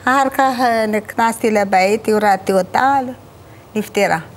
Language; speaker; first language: Hebrew; non-native, learner; Amharic